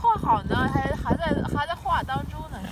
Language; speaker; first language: Chinese; native; Chinese